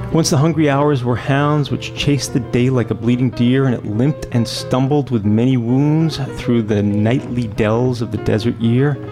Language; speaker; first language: English; native; English